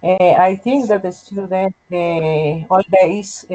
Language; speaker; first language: English; non-native, learner; Spanish